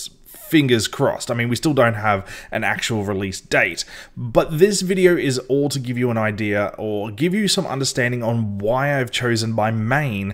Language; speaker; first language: English; native; English